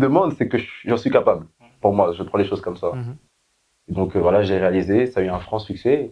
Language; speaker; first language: French; native; French